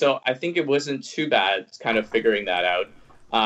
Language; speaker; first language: English; non-native, fluent; Cantonese